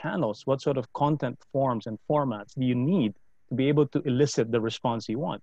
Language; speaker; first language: English; non-native, local second language; Filipino